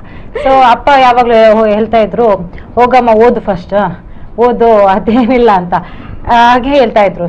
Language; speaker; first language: Kannada; non-native, local second language; Tulu